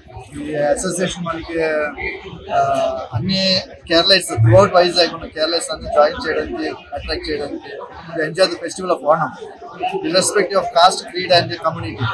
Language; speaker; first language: Telugu; non-native, local second language; Malayalam